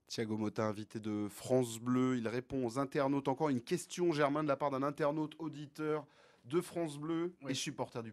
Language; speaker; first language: French; native; French